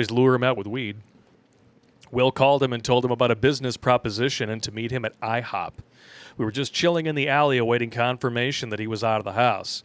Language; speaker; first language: English; native; English